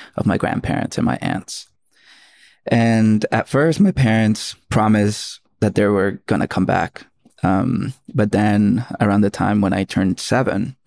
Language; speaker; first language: English; early bilingual, other home language; Spanish